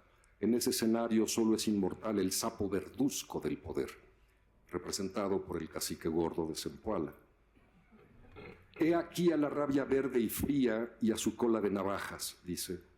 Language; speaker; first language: Spanish; native; Spanish